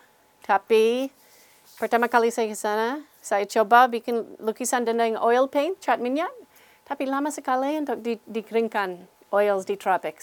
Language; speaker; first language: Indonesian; non-native, learner; English